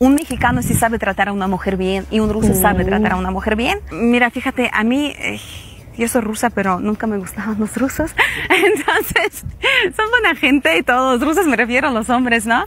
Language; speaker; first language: Spanish; non-native, fluent; Russian